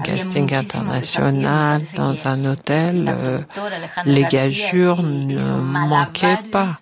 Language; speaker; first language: French; non-native, fluent; Spanish